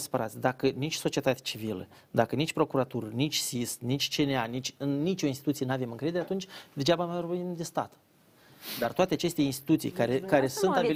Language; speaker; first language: Romanian; native; Romanian